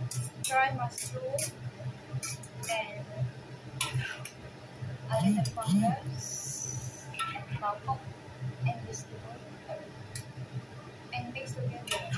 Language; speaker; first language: English; non-native, learner; Filipino